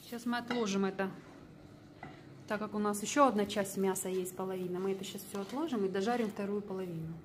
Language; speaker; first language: Russian; native; Russian